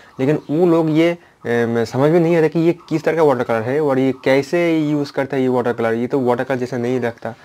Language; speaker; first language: Hindi; non-native, local second language; Bangla